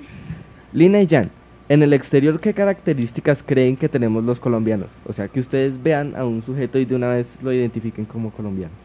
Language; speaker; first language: Spanish; native; Spanish